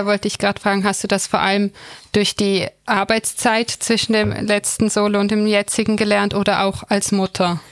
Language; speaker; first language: German; native; German